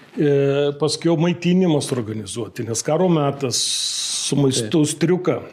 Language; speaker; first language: Lithuanian; native; Lithuanian